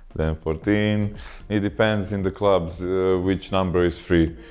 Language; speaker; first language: English; non-native, fluent; Croatian